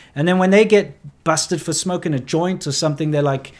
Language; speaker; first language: English; native; English